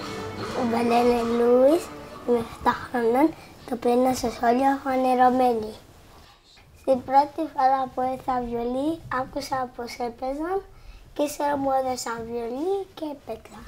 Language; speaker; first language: Greek; early bilingual, other home language; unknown